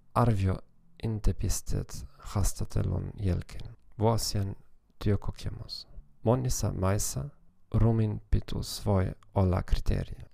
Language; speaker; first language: Finnish; non-native, learner; German